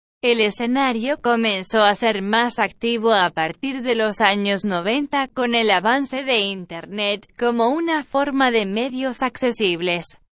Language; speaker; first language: Spanish; non-native, learner; Portuguese